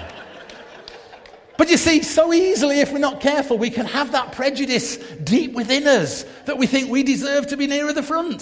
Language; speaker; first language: English; native; English